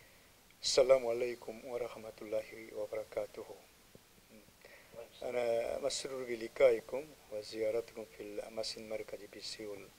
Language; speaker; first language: Arabic; non-native, fluent; Korean